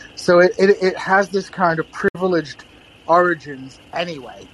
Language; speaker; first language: English; native; English